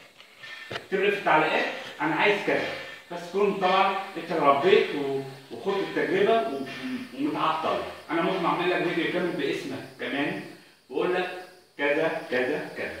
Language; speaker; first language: Arabic; native; Arabic